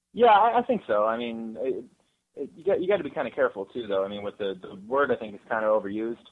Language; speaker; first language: English; native; English